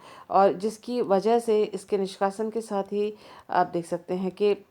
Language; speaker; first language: Hindi; native; Hindi